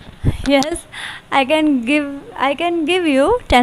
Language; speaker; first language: English; non-native, learner; Hindi